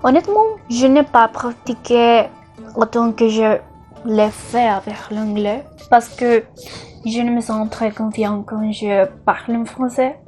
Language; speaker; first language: French; non-native, learner; Spanish